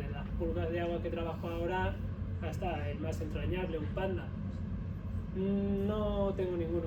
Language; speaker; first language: Spanish; native; Spanish